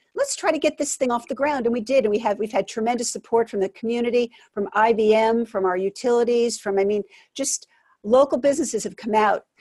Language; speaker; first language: English; native; English